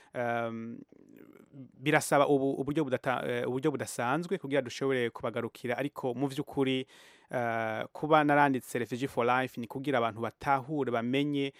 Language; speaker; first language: Rundi; early bilingual, heritage; Rundi